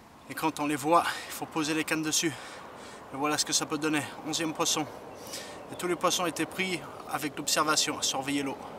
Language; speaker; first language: French; non-native, fluent; English